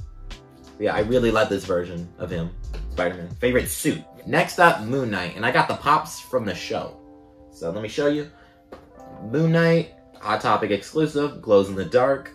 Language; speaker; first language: English; native; English